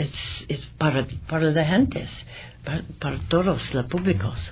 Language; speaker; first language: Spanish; non-native, learner; English